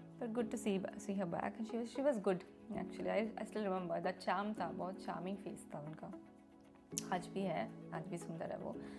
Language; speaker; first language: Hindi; non-native, local second language; Malayalam